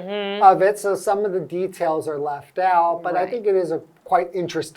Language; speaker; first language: English; native; English